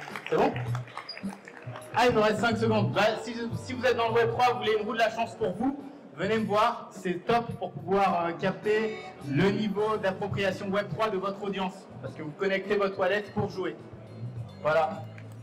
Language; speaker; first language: French; native; French